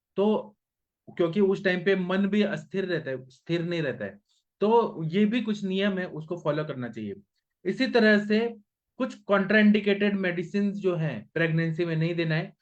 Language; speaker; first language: Hindi; non-native, local second language; Marathi